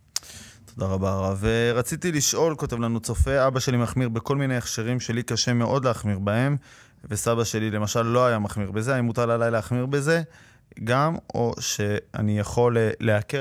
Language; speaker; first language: Hebrew; native; Hebrew